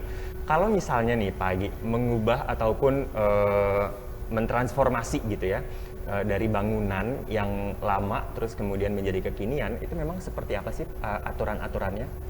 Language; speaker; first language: Indonesian; native; Indonesian